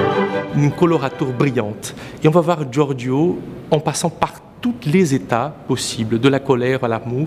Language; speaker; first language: French; non-native, fluent; Portuguese